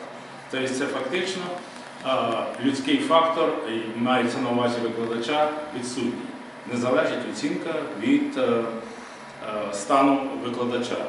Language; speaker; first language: Ukrainian; native; Ukrainian